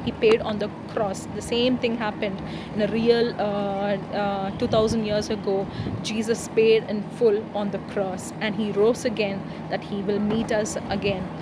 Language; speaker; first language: English; non-native, local second language; Tamil